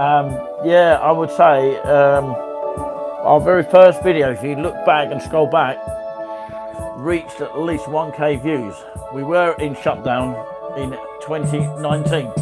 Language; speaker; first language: English; native; English